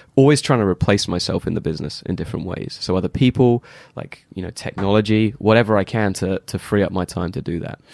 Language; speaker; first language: English; native; English